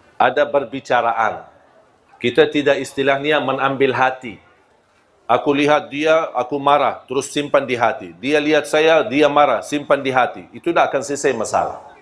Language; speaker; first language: Malay; non-native, fluent; Arabic